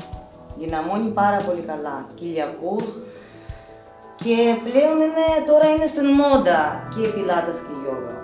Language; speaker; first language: Greek; non-native, learner; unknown